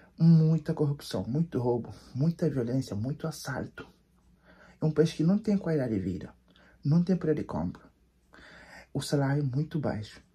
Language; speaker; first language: Portuguese; non-native, local second language; Kabuverdianu